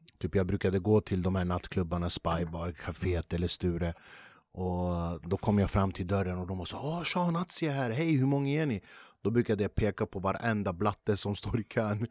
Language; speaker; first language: Swedish; early bilingual, other home language; Kurdish